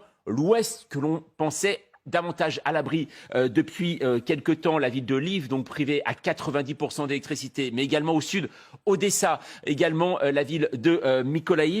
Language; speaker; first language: French; native; French